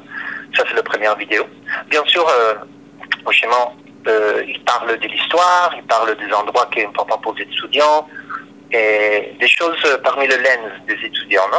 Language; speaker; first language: French; non-native, fluent; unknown